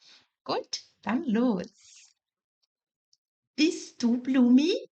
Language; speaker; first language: German; non-native, fluent; Portuguese